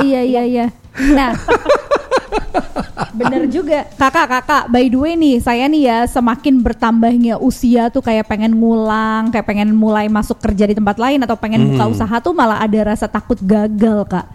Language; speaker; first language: Indonesian; native; Indonesian